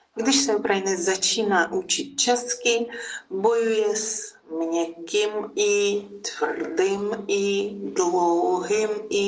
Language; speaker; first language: Czech; non-native, fluent; Ukrainian